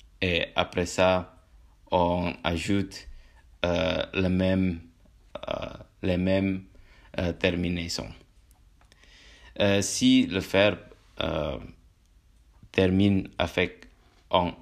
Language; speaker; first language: French; non-native, learner; Indonesian